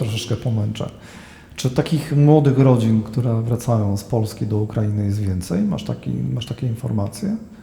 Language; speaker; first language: Polish; native; Polish